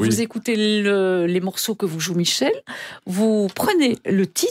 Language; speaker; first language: French; native; French